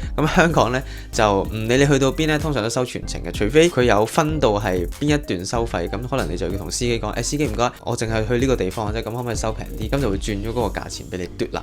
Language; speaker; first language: Cantonese; native; Cantonese